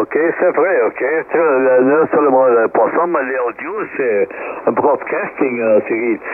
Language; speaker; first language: French; non-native, learner; Portuguese